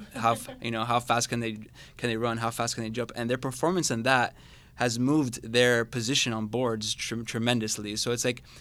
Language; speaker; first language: English; non-native, fluent; Spanish